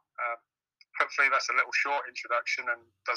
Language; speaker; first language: English; native; English